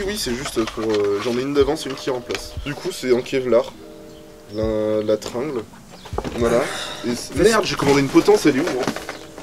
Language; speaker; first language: French; native; French